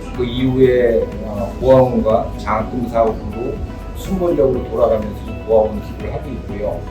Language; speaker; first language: Korean; native; Korean